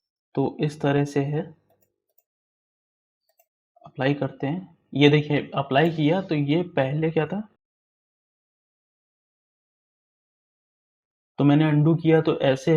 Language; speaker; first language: Hindi; native; Hindi